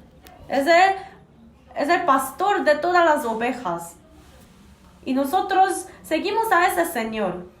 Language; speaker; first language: Spanish; non-native, fluent; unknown